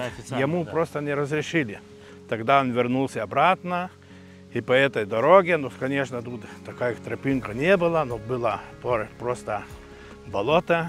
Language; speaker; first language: Russian; non-native, local second language; Lithuanian